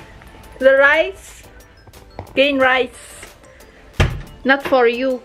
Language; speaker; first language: English; non-native, learner; Filipino